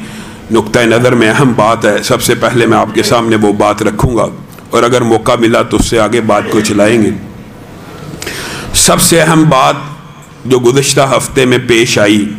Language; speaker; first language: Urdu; non-native, local second language; Punjabi